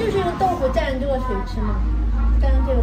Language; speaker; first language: Chinese; native; Chinese